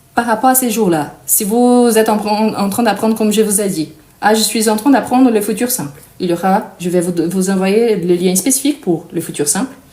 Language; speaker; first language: French; non-native, fluent; Portuguese